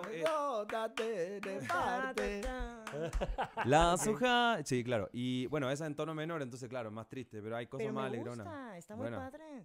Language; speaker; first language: Spanish; native; Spanish